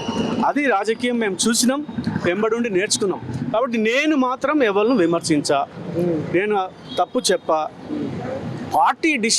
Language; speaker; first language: Telugu; native; Telugu